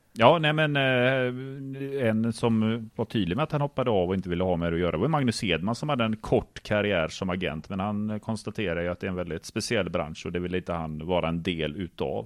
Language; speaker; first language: Swedish; native; Swedish